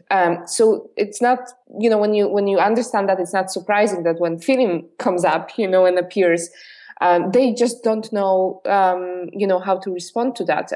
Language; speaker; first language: English; non-native, fluent; Polish